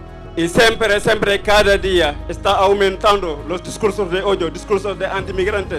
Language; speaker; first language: Spanish; non-native, fluent; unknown